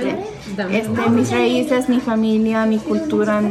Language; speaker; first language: Spanish; early bilingual, heritage; Spanish